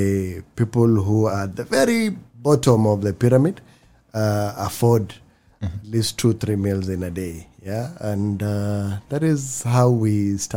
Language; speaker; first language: English; non-native, local second language; Swahili